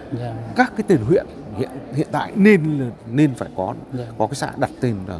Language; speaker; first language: Vietnamese; native; Vietnamese